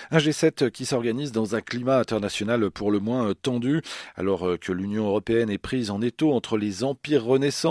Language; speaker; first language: French; native; French